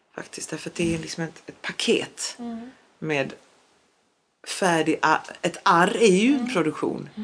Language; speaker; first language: Swedish; non-native, local second language; Polish